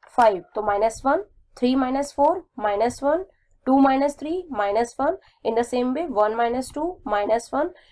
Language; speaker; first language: Hindi; native; Hindi